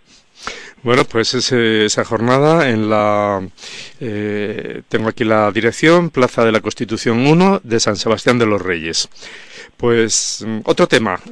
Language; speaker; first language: Spanish; native; Spanish